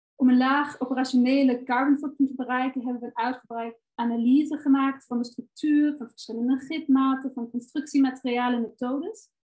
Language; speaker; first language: Dutch; non-native, fluent; German